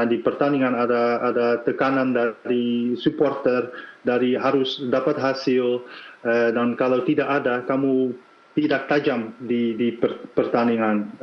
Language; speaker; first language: Indonesian; non-native, fluent; Dutch